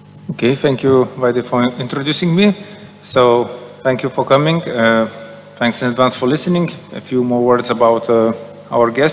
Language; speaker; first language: English; non-native, fluent; Lithuanian